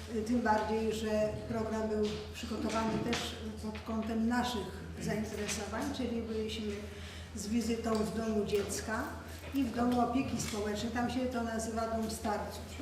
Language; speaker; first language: Polish; native; Polish